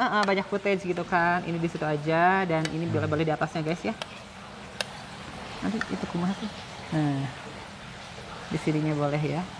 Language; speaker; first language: Indonesian; native; Indonesian